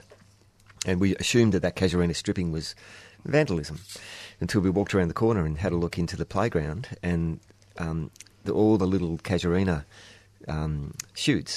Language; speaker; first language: English; native; English